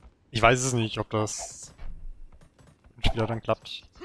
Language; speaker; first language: German; native; German